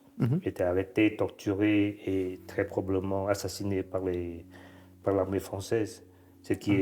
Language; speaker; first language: French; non-native, fluent; Vietnamese